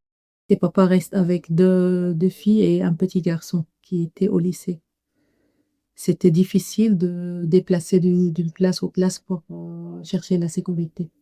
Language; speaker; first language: French; non-native, learner; Arabic